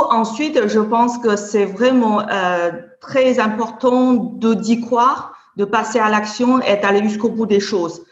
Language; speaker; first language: French; non-native, fluent; Chinese